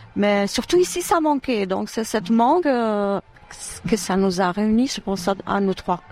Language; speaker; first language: French; non-native, fluent; Albanian